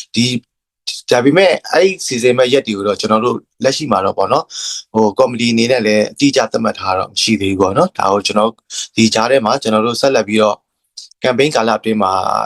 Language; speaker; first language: Burmese; non-native, local second language; S'gaw Karen